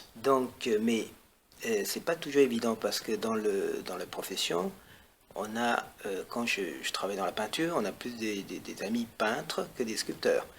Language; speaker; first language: French; non-native, fluent; Chinese